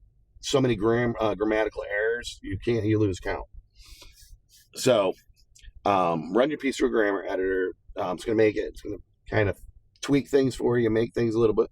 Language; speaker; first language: English; native; English